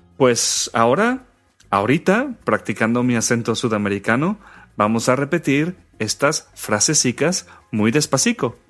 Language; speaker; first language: Spanish; native; Spanish